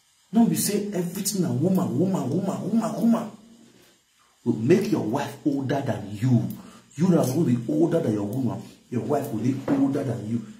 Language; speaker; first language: English; non-native, local second language; Bini